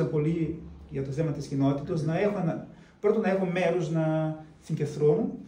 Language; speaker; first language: Greek; non-native, fluent; Portuguese